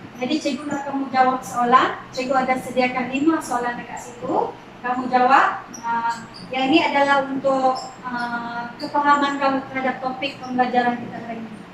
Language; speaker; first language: Malay; native; Malay